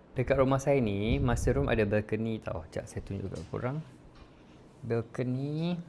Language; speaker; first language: Malay; native; Malay